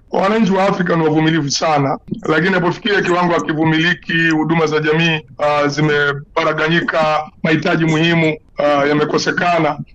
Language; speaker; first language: Swahili; native; Swahili